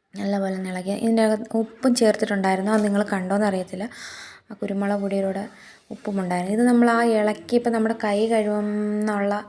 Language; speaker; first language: Malayalam; native; Malayalam